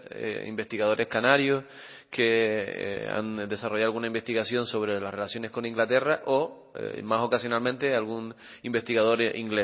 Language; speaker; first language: Spanish; native; Spanish